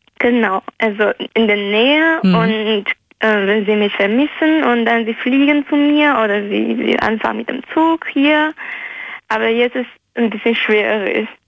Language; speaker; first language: German; non-native, fluent; Chinese